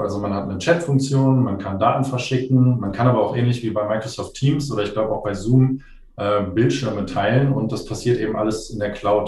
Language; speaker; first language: German; native; German